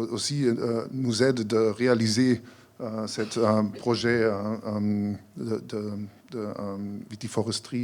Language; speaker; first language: French; non-native, fluent; German